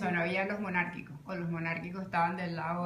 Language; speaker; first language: Spanish; native; Spanish